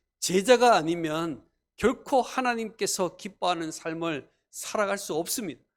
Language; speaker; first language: Korean; native; Korean